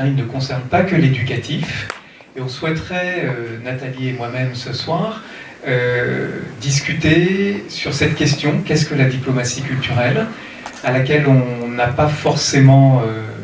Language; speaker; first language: French; native; French